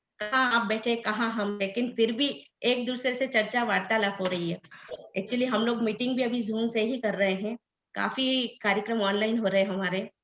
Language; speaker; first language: Hindi; native; Hindi